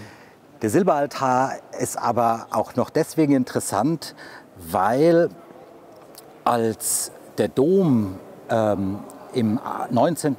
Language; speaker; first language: German; native; German